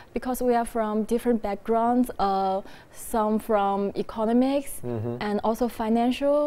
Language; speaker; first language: English; non-native, fluent; Chinese